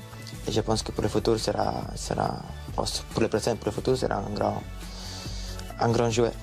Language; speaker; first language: French; non-native, learner; Italian